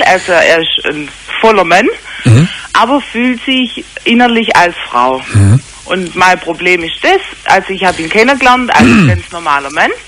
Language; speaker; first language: German; native; German